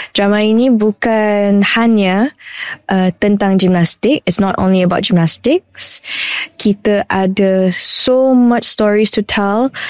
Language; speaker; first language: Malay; non-native, local second language; English